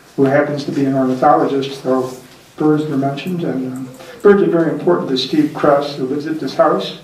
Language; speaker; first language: English; native; English